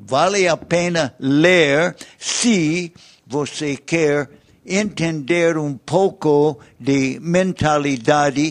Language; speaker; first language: Portuguese; non-native, learner; English